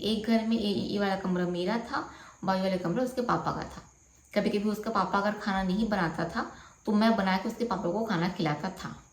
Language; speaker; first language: Hindi; non-native, local second language; Bangla